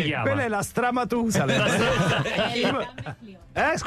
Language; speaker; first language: Italian; native; Italian